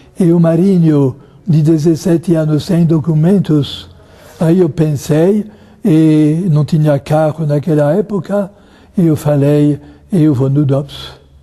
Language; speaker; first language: Portuguese; non-native, fluent; French